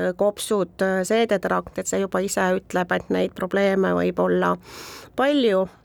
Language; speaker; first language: Estonian; native; Estonian